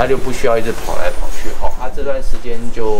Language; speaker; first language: Chinese; native; Chinese